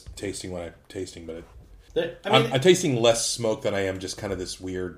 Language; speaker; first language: English; native; English